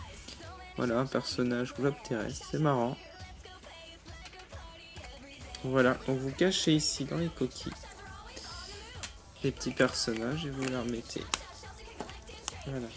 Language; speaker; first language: French; native; French